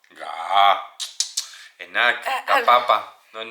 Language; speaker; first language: Indonesian; non-native, learner; Spanish